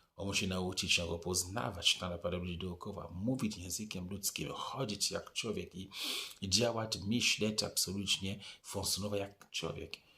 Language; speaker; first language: Polish; non-native, fluent; French